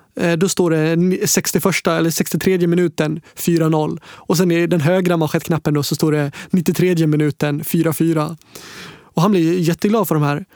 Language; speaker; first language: Swedish; native; Swedish